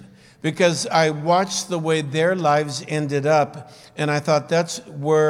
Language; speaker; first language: English; native; English